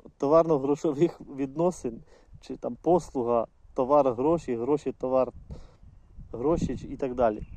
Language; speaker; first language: Ukrainian; non-native, local second language; Russian